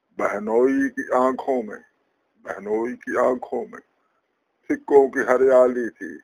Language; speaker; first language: Urdu; non-native, local second language; Punjabi